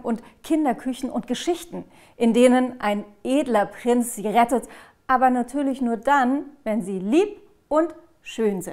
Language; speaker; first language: German; native; German